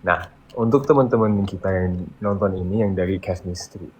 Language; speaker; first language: Indonesian; early bilingual, other home language; English